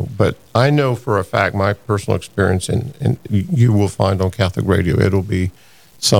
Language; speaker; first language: English; native; English